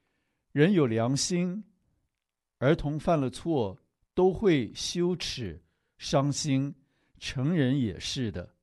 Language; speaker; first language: Chinese; native; Chinese